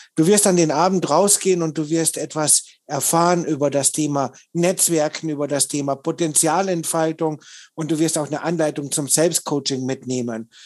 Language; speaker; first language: German; native; German